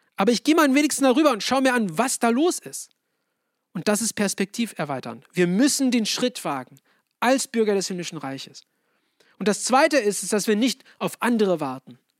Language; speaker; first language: German; non-native, fluent; English